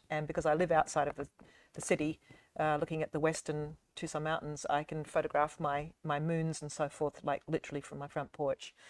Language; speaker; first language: English; native; English